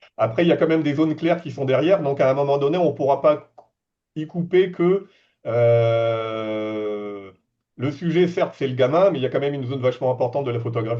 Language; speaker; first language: French; native; French